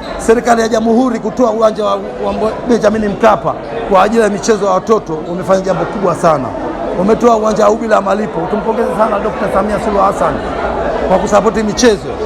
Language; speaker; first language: Swahili; native; Swahili